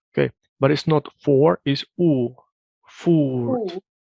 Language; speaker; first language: English; non-native, fluent; Swedish